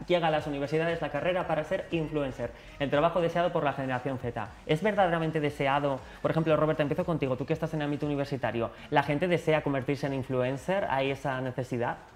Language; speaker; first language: Spanish; native; Spanish